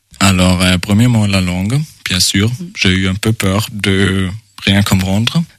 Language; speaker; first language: French; non-native, fluent; German